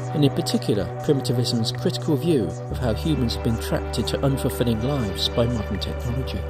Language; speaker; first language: English; native; English